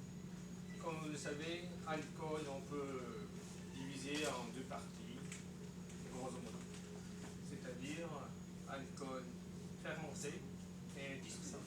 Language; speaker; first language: French; non-native, learner; Japanese